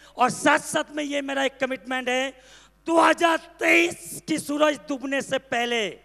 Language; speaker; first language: Hindi; non-native, local second language; Bangla